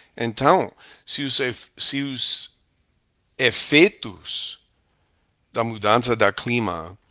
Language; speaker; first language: Portuguese; non-native, learner; English